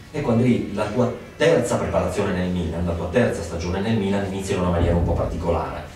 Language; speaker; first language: Italian; native; Italian